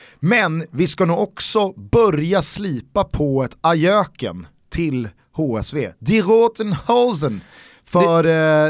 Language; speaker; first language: Swedish; native; Swedish